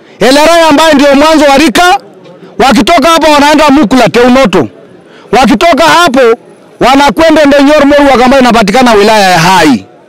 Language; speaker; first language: Swahili; non-native, local second language; Masai